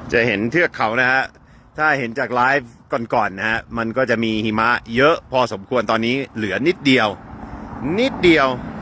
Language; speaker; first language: Thai; non-native, fluent; English